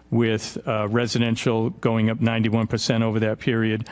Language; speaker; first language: English; native; English